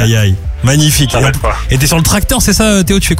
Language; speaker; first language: French; native; French